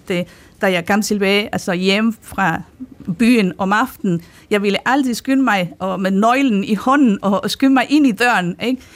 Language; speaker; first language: Danish; non-native, fluent; Spanish